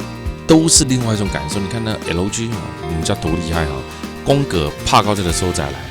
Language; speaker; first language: Chinese; native; Chinese